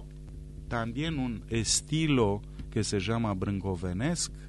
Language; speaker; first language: Spanish; non-native, fluent; Romanian